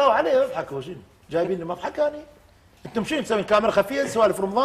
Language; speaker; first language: Arabic; native; Arabic